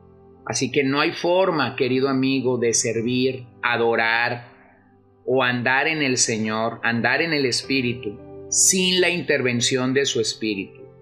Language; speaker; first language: Spanish; native; Spanish